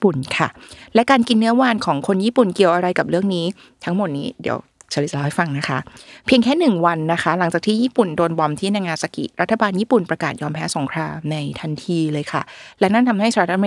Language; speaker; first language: Thai; native; Thai